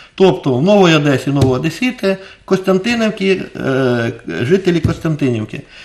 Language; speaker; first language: Ukrainian; non-native, local second language; Russian